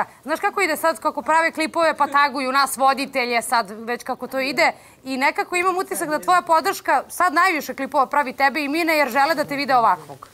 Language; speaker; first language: Serbian; native; Serbian